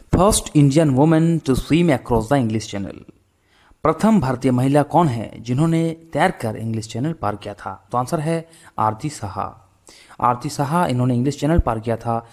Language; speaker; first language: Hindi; non-native, local second language; Bangla